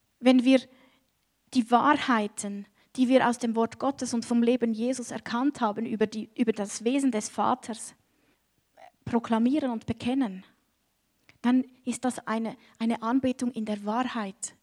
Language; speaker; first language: German; native; German